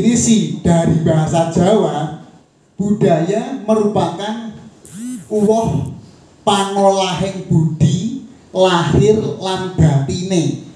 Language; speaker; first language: Indonesian; native; Indonesian